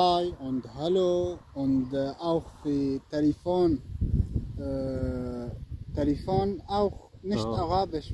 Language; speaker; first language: German; non-native, learner; Arabic